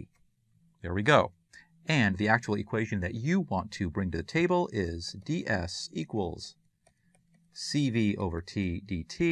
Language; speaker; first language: English; native; English